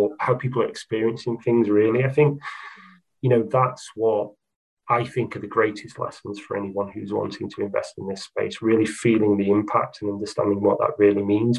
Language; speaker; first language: English; native; English